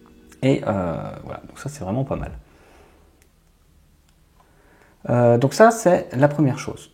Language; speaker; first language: French; native; French